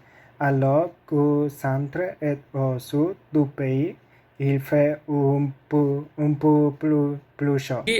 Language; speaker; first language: French; non-native, learner; Spanish